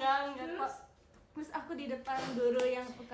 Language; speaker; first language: Indonesian; early bilingual, heritage; Indonesian